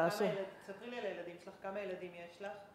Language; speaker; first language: Hebrew; native; Hebrew